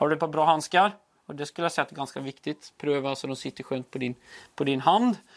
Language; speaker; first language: Swedish; native; Swedish